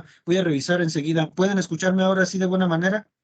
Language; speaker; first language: Spanish; native; Spanish